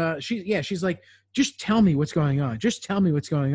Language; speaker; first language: English; native; English